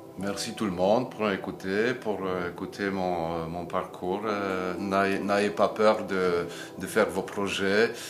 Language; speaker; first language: French; non-native, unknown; Polish